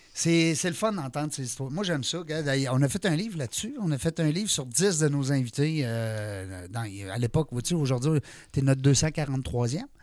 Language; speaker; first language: French; native; French